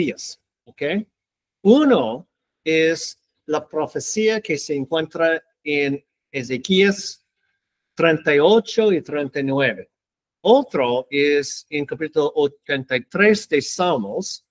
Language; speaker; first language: Spanish; non-native, learner; English